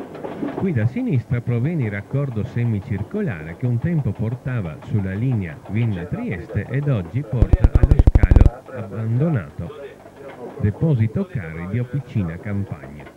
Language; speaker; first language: Italian; native; Italian